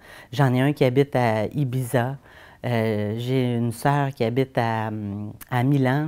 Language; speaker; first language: French; native; French